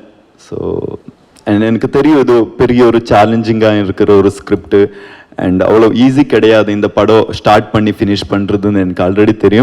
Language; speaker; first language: Tamil; non-native, learner; Kannada